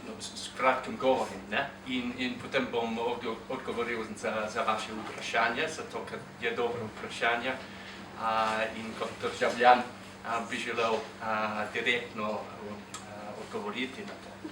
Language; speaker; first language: Slovenian; non-native, fluent; English